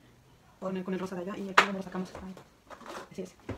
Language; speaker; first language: Spanish; native; Spanish